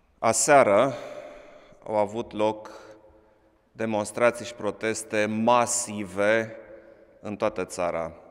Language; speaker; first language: Romanian; non-native, local second language; German